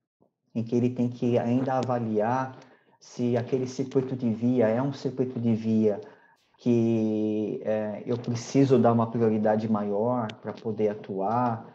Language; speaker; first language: Portuguese; native; Portuguese